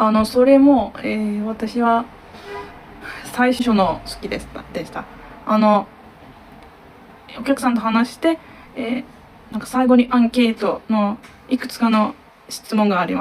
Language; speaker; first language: Japanese; non-native, learner; Turkish